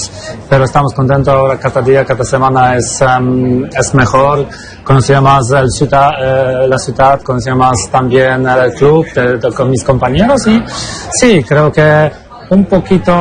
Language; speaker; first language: Spanish; non-native, learner; Polish